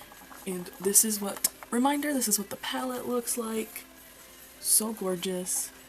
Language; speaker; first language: English; native; English